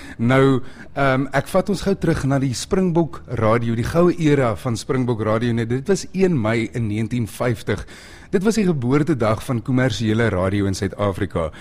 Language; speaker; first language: Afrikaans; native; Afrikaans